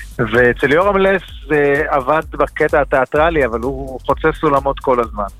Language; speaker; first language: Hebrew; native; Hebrew